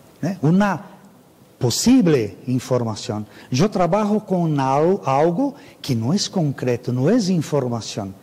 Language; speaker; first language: Spanish; non-native, fluent; Portuguese